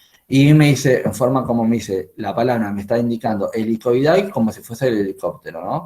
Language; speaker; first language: Spanish; native; Spanish